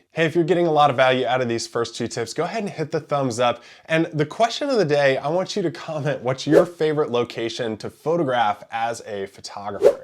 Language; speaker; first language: English; native; English